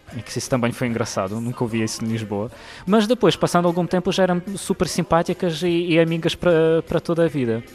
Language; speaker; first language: Portuguese; non-native, fluent; Ukrainian